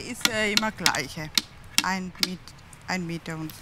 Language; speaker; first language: German; non-native, learner; Tamil